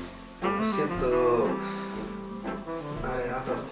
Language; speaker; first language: Spanish; non-native, learner; English